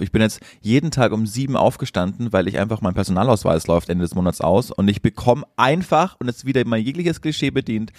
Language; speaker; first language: German; native; German